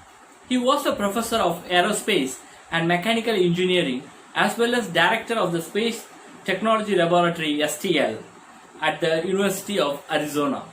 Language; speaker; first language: English; non-native, local second language; Tamil